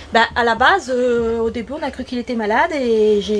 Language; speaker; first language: French; native; French